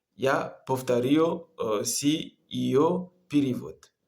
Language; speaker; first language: Russian; non-native, learner; Comorian